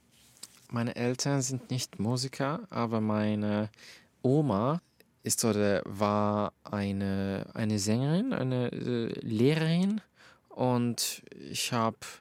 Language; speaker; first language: German; non-native, fluent; Finnish